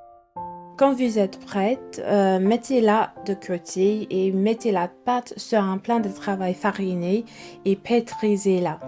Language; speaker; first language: French; non-native, fluent; English